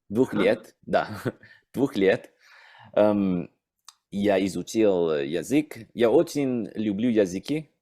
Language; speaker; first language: Russian; non-native, learner; English